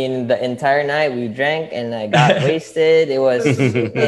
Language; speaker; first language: English; non-native, local second language; Filipino